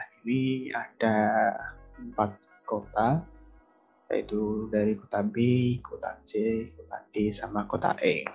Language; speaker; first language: Indonesian; native; Indonesian